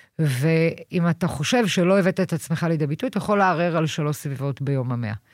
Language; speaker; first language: Hebrew; native; Hebrew